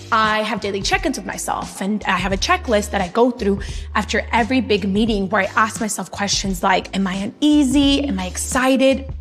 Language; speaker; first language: English; native; English